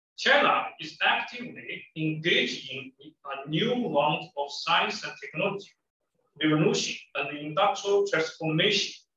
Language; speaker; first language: English; non-native, fluent; Chinese